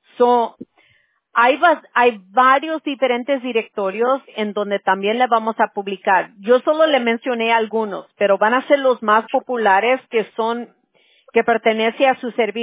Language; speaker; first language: Spanish; early bilingual, heritage; Spanish